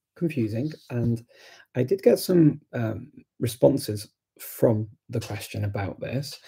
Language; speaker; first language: English; native; English